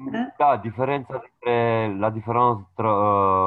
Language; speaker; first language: French; non-native, learner; Romanian